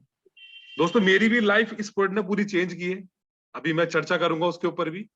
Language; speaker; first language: Hindi; native; Hindi